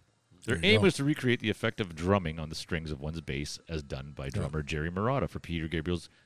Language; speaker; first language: English; native; English